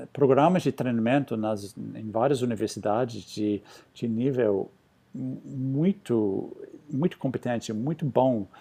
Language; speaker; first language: Portuguese; non-native, fluent; English